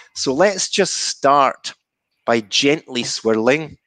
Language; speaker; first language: English; native; English